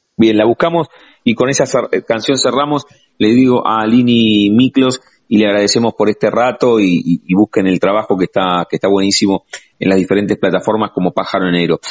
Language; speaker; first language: Spanish; native; Spanish